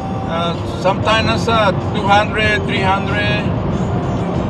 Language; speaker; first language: English; non-native, learner; Spanish